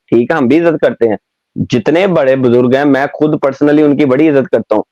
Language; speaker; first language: Urdu; non-native, local second language; Punjabi